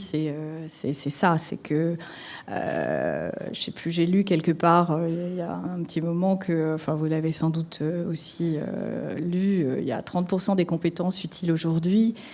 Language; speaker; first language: French; native; French